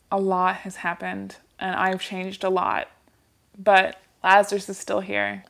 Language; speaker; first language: English; native; English